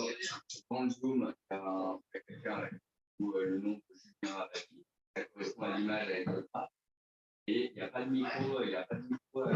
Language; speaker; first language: French; native; French